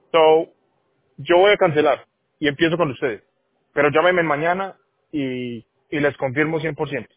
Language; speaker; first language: Spanish; native; Spanish